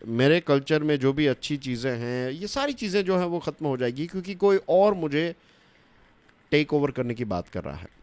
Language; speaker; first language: Hindi; non-native, local second language; Gujarati